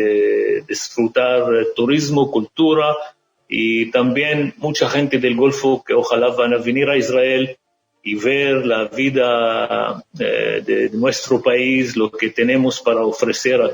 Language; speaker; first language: Spanish; non-native, fluent; Arabic